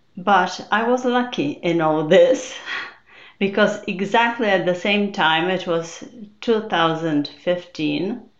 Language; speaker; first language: English; non-native, fluent; Polish